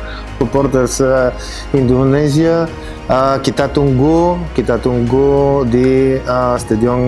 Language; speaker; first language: Indonesian; non-native, learner; Bulgarian